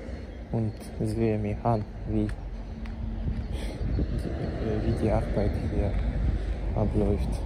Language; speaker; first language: German; non-native, learner; Ukrainian